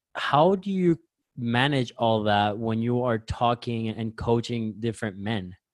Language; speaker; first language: English; early bilingual, other home language; Spanish